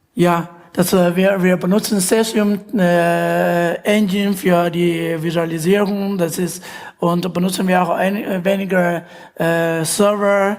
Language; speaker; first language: German; non-native, learner; Chinese